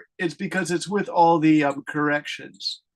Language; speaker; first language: English; native; English